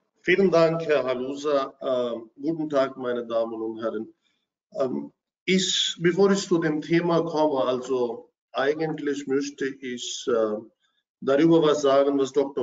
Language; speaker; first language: German; non-native, fluent; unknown